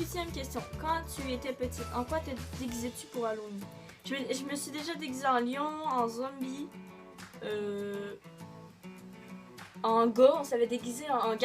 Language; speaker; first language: French; native; French